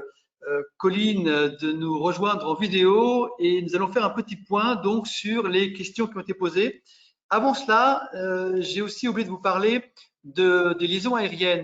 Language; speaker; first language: French; native; French